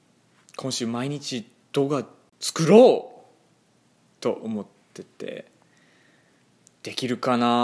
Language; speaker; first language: Japanese; non-native, fluent; English